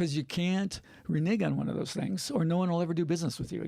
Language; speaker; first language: English; native; English